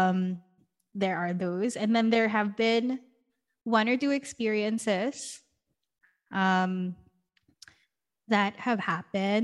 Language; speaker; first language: English; non-native, local second language; Filipino